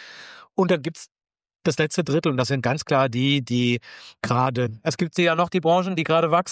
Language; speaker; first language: German; native; German